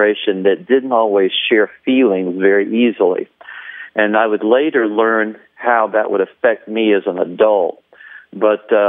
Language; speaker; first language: English; native; English